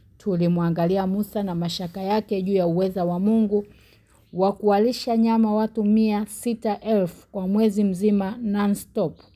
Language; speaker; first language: Swahili; native; Swahili